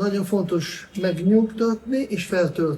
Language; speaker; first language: Hungarian; non-native, fluent; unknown